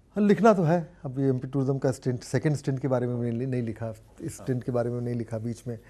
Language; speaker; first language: Hindi; native; Hindi